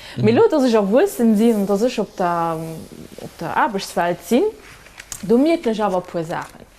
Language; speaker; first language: Luxembourgish; early bilingual, other home language; Kabuverdianu